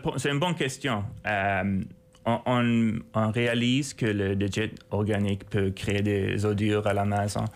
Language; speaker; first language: French; non-native, fluent; Swedish